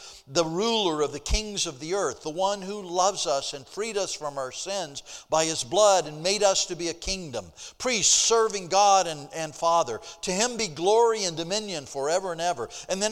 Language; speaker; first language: English; native; English